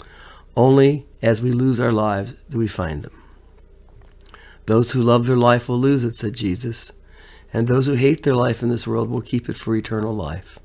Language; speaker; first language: English; native; English